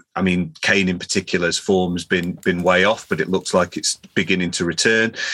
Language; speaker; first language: English; native; English